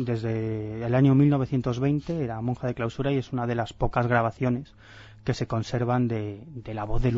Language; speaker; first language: Spanish; native; Spanish